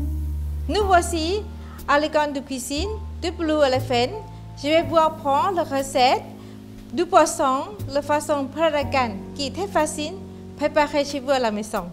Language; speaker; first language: French; non-native, fluent; Thai